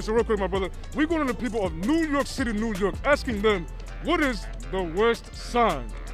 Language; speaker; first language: English; early bilingual, other home language; Spanish